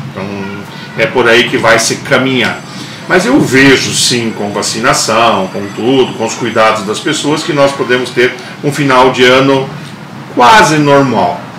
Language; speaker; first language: Portuguese; non-native, local second language; German